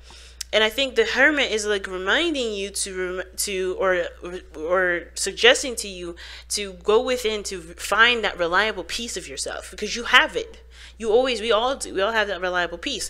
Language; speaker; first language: English; native; English